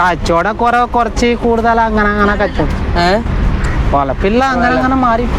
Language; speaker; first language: Malayalam; non-native, learner; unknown